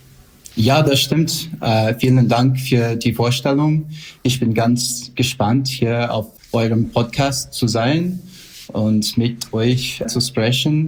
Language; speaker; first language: German; non-native, fluent; English